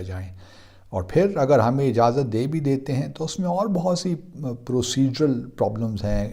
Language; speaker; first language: Urdu; native; Urdu